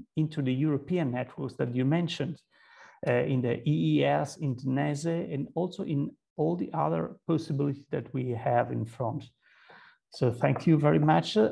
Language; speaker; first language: English; non-native, fluent; Italian